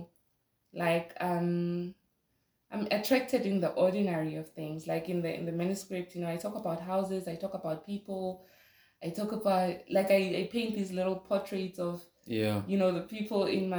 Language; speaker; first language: English; non-native, local second language; Zulu